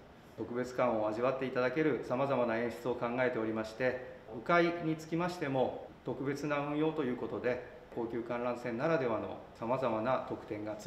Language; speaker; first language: Japanese; native; Japanese